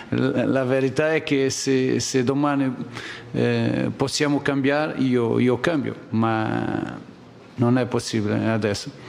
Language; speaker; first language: Italian; non-native, learner; Portuguese